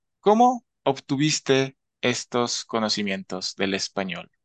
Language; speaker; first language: Spanish; native; Spanish